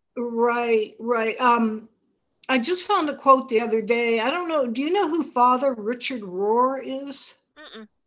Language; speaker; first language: English; native; English